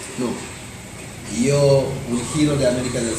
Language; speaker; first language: Spanish; non-native, learner; Romanian